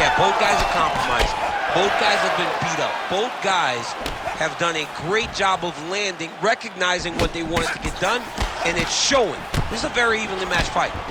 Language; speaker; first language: English; native; English